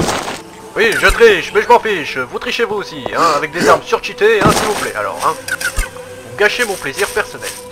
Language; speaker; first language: French; native; French